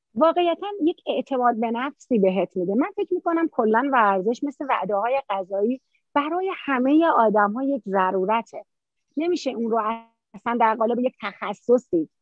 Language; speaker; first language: Persian; native; Persian